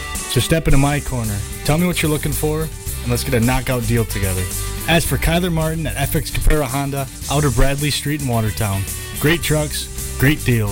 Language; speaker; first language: English; native; English